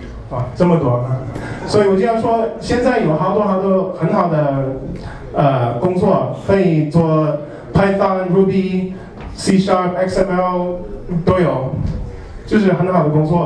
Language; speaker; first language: Chinese; non-native, learner; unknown